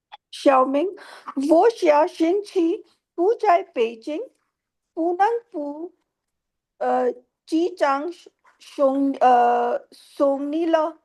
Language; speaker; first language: Chinese; non-native, learner; Hindi